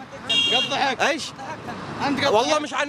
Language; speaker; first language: Arabic; native; Arabic